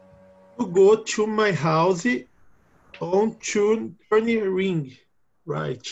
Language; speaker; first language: English; non-native, learner; Portuguese